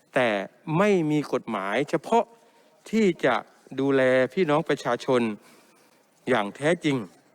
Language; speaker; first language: Thai; non-native, local second language; Pattani Malay